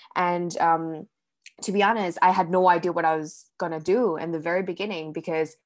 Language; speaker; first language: English; early bilingual, other home language; Cantonese